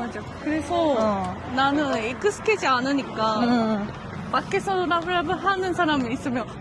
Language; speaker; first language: Korean; non-native, fluent; Japanese